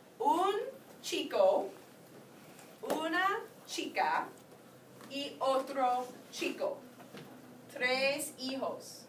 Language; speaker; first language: Spanish; non-native, fluent; English